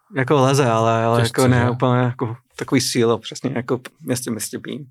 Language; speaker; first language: Czech; non-native, fluent; English